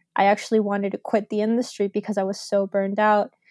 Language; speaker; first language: English; early bilingual, other home language; Spanish